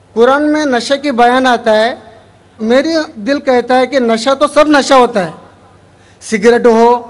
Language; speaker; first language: Hindi; non-native, local second language; Tamil